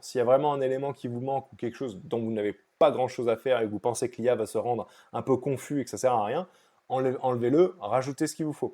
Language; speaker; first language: French; native; French